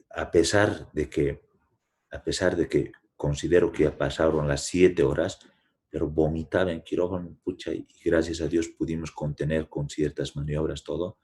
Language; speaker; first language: Spanish; native; Spanish